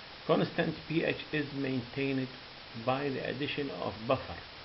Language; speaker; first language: English; non-native, fluent; Arabic